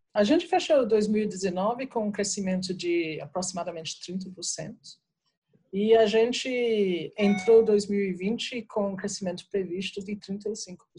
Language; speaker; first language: Portuguese; non-native, fluent; English